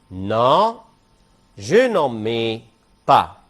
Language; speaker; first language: French; non-native, fluent; Arabic